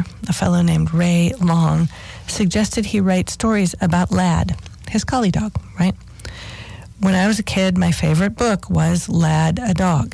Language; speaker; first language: English; native; English